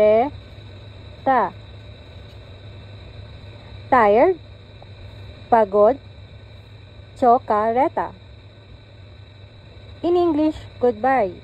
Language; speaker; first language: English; non-native, local second language; Filipino